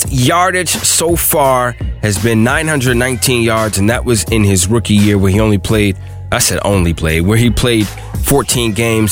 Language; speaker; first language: English; native; English